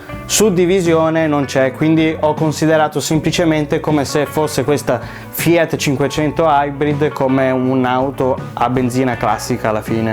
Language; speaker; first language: Italian; native; Italian